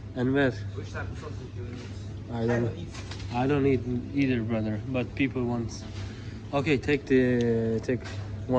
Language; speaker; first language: English; non-native, learner; Turkish